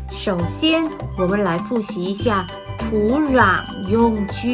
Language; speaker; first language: Chinese; non-native, fluent; Thai